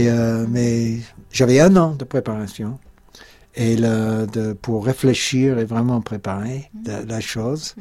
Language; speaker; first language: French; non-native, fluent; English